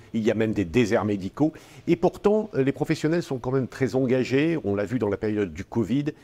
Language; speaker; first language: French; native; French